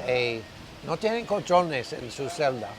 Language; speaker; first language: Spanish; non-native, learner; English